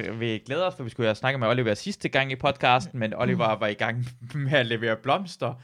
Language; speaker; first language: Danish; early bilingual, other home language; Persian